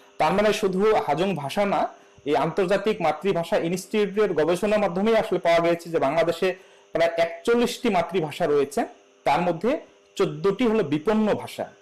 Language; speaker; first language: Bangla; non-native, local second language; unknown